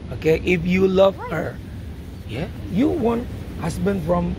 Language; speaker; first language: English; non-native, learner; Indonesian